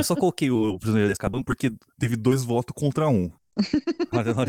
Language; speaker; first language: Portuguese; native; Portuguese